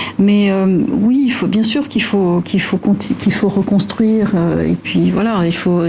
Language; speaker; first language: French; non-native, local second language; Arabic